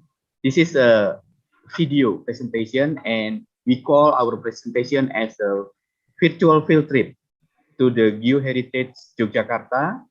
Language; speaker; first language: English; non-native, fluent; Indonesian